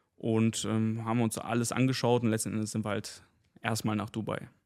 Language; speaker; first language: German; early bilingual, other home language; Spanish